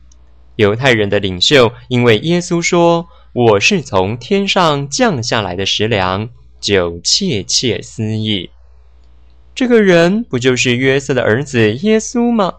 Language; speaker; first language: Chinese; native; Chinese